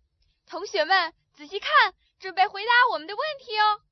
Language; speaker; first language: Chinese; native; Chinese